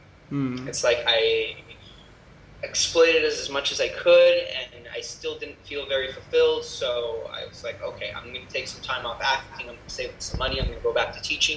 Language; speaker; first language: English; non-native, fluent; Spanish